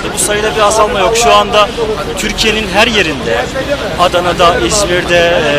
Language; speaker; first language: Turkish; native; Turkish